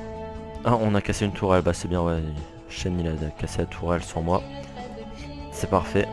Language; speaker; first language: French; native; French